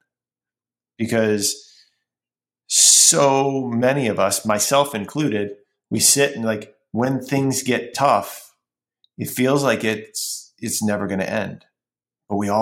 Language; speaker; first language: English; native; English